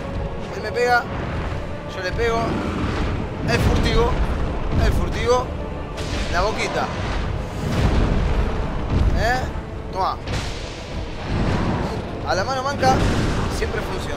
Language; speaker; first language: Spanish; native; Spanish